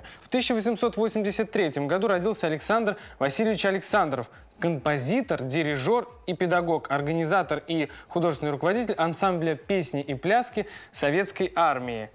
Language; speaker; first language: Russian; native; Russian